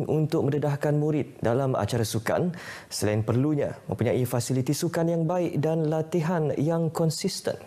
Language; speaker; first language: Malay; native; Malay